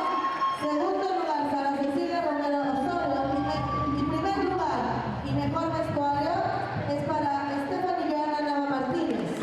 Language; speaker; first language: Spanish; native; Spanish